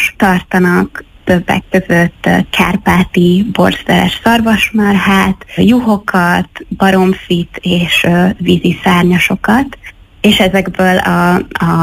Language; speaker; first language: Hungarian; native; Hungarian